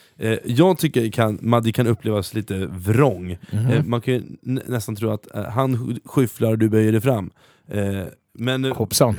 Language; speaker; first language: Swedish; native; Swedish